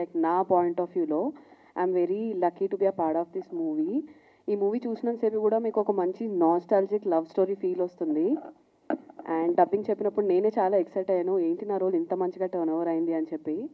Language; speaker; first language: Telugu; non-native, learner; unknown